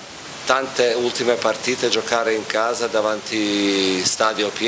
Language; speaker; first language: Italian; non-native, fluent; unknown